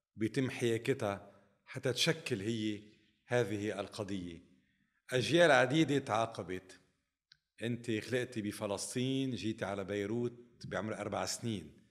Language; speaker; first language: Arabic; native; Arabic